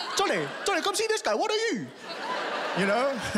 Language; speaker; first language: English; native; English